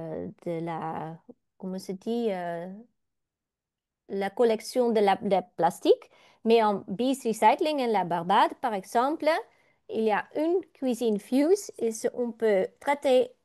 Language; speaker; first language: French; non-native, learner; Dutch